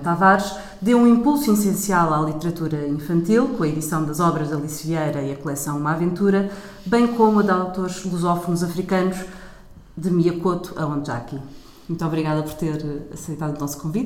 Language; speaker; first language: Portuguese; native; Portuguese